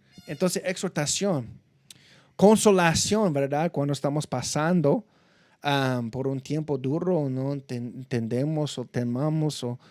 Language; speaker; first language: Spanish; non-native, fluent; English